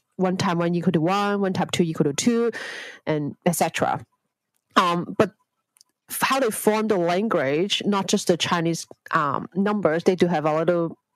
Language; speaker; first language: English; non-native, local second language; Cantonese